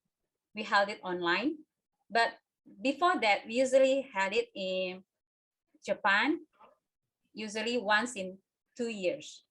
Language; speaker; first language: English; non-native, fluent; Indonesian